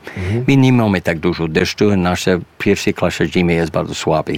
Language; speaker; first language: Polish; early bilingual, heritage; English